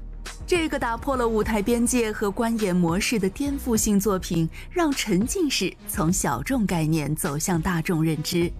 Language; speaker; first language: Chinese; native; Chinese